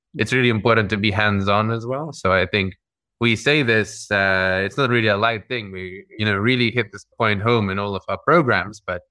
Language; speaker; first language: English; early bilingual, other home language; Russian